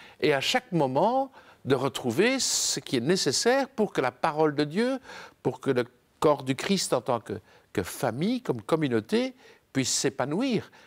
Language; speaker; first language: French; native; French